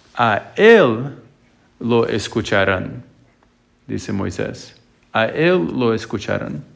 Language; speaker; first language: Spanish; non-native, fluent; English